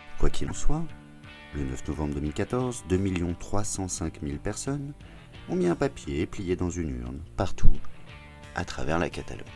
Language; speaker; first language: French; native; French